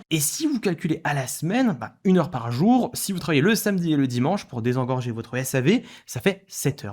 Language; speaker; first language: French; native; French